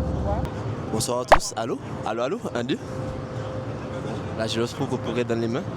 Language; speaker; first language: French; native; French